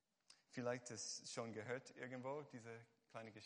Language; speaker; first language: German; non-native, fluent; Hungarian